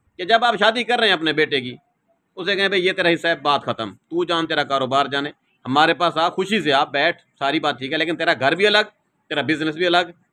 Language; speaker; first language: Urdu; non-native, local second language; Saraiki